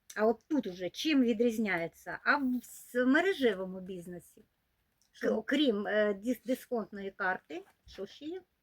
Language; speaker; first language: Ukrainian; non-native, local second language; Russian